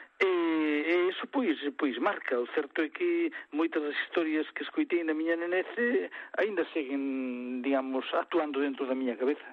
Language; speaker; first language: Galician; native; Galician